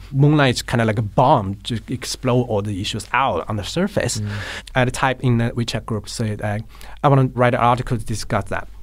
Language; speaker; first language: English; non-native, fluent; Chinese